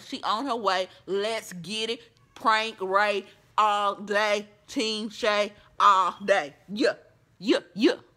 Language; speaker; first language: English; native; English